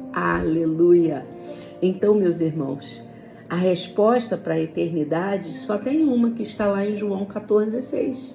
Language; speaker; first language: Portuguese; native; Portuguese